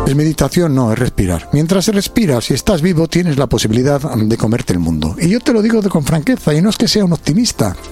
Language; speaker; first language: Spanish; native; Spanish